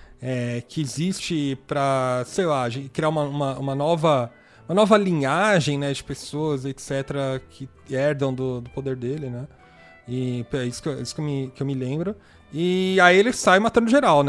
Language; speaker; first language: Portuguese; native; Portuguese